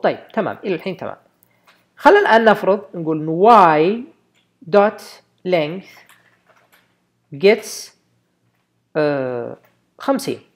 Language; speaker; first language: Arabic; native; Arabic